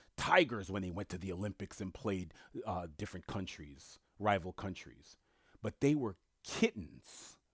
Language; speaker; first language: English; early bilingual, other home language; French